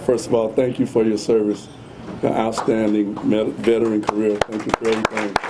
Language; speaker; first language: English; native; English